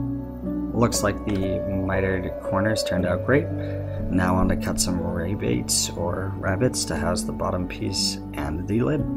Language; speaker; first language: English; native; English